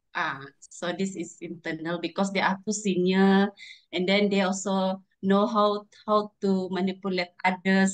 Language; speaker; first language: English; non-native, learner; Malay